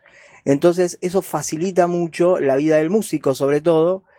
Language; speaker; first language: Spanish; native; Spanish